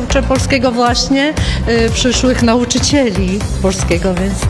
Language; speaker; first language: Polish; early bilingual, heritage; Ukrainian